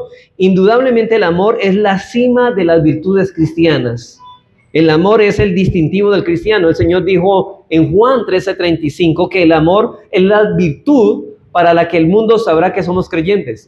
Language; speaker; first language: Spanish; native; Spanish